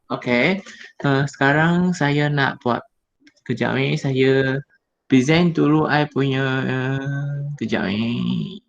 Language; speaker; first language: Malay; non-native, local second language; Chinese